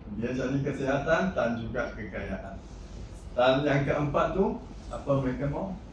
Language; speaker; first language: Malay; non-native, local second language; Chinese